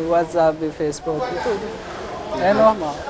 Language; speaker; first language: Portuguese; non-native, local second language; Arabic